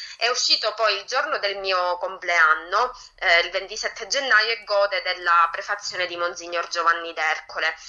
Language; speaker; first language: Italian; native; Italian